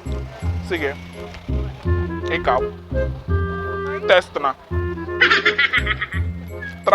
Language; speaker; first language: Filipino; non-native, learner; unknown